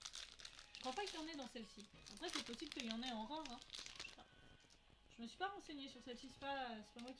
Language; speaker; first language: French; native; French